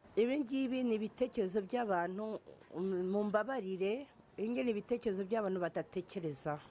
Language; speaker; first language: Kinyarwanda; early bilingual, heritage; Kinyarwanda